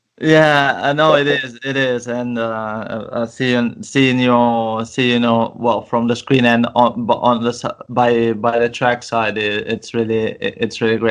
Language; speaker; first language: English; non-native, fluent; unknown